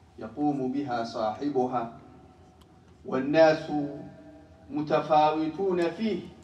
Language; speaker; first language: Arabic; non-native, local second language; Somali